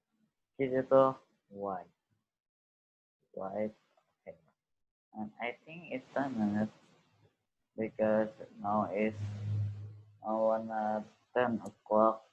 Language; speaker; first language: English; non-native, learner; Indonesian